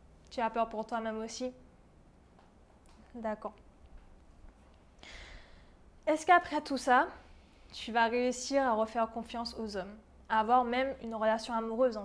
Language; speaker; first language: French; native; French